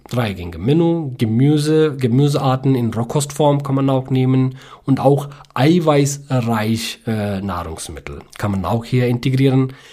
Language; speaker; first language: German; non-native, learner; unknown